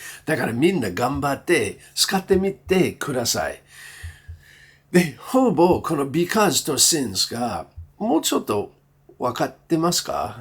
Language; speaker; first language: Japanese; non-native, learner; English